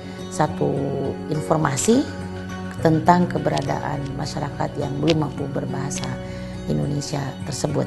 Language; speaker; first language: Indonesian; native; Indonesian